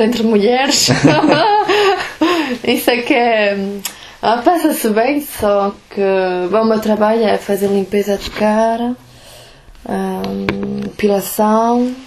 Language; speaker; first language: Portuguese; early bilingual, heritage; Portuguese